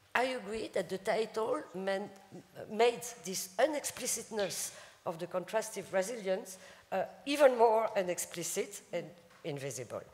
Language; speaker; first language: English; non-native, fluent; French